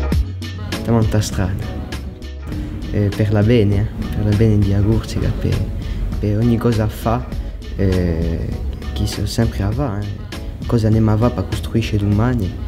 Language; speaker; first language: Italian; non-native, learner; French